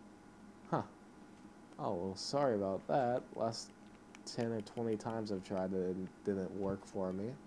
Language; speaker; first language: English; native; English